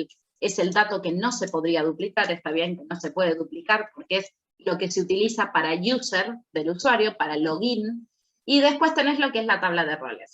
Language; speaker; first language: Spanish; native; Spanish